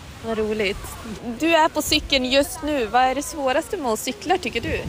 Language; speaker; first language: Swedish; native; Swedish